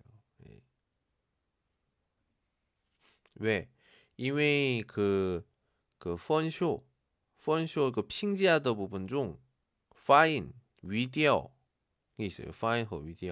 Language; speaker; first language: Chinese; non-native, learner; Korean